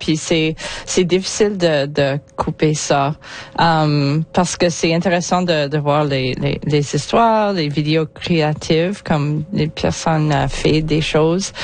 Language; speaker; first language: French; non-native, learner; English